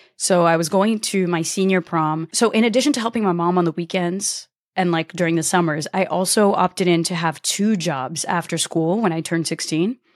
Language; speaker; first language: English; early bilingual, other home language; Portuguese